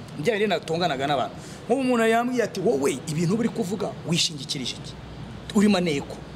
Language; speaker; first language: Kinyarwanda; native; Kinyarwanda